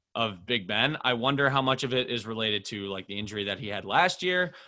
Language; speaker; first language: English; native; English